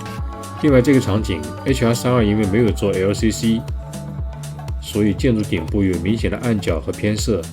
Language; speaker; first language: Chinese; native; Chinese